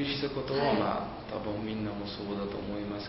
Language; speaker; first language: Japanese; non-native, fluent; Uzbek